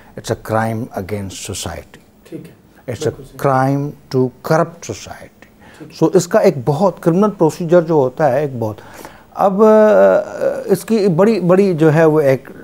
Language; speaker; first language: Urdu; non-native, local second language; Sindhi